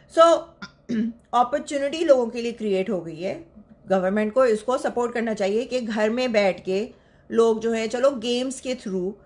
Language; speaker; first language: Urdu; native; Urdu